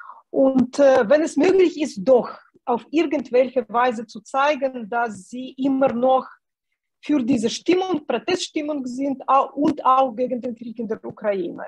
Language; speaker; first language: German; non-native, fluent; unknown